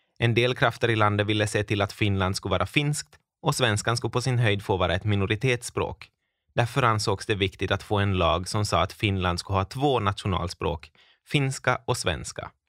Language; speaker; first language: Swedish; native; Swedish